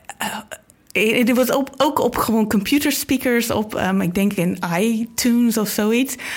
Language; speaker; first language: Dutch; non-native, fluent; English